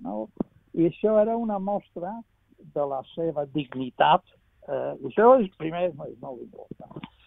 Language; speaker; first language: Catalan; non-native, fluent; English